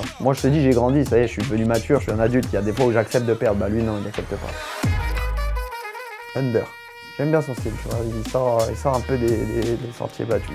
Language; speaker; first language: French; native; French